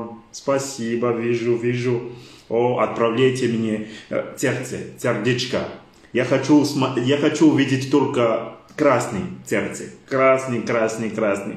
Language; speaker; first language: Russian; non-native, learner; French